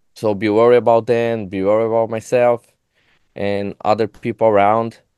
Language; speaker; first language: English; non-native, fluent; Portuguese